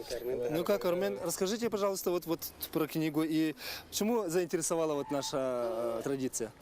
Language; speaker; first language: Russian; non-native, local second language; Yakut